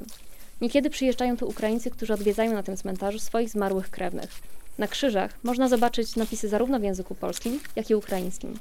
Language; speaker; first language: Polish; native; Polish